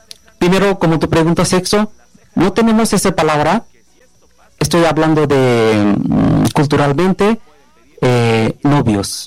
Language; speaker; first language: Spanish; non-native, learner; Bangla